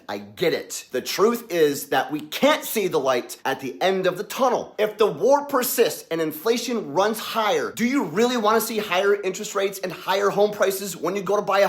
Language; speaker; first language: English; native; English